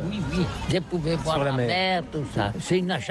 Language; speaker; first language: French; non-native, learner; Catalan